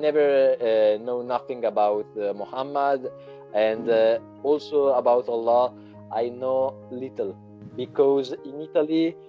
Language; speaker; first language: English; non-native, learner; Italian